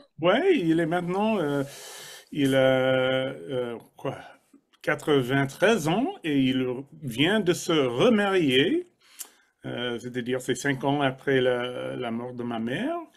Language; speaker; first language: French; non-native, fluent; English